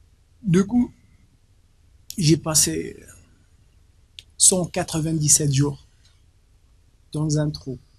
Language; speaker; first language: French; non-native, local second language; Arabic